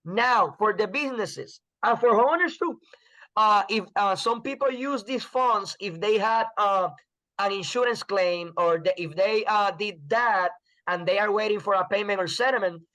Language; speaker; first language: English; non-native, fluent; Spanish